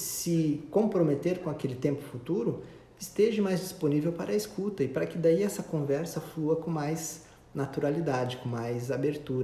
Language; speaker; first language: Portuguese; native; Portuguese